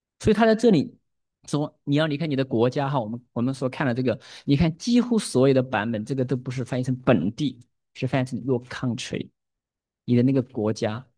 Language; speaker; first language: Chinese; native; Chinese